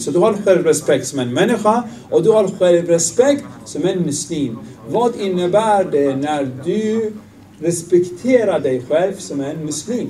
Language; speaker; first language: Swedish; non-native, fluent; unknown